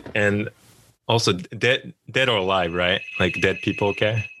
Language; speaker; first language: English; non-native, fluent; Japanese